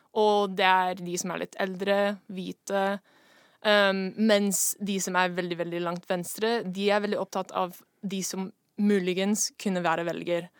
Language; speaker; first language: Norwegian; non-native, fluent; English